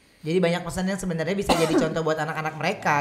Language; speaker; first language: Indonesian; native; Indonesian